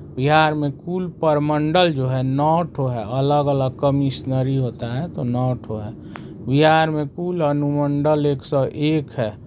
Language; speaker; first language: Hindi; native; Hindi